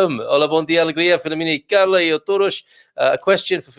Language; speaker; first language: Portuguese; non-native, learner; English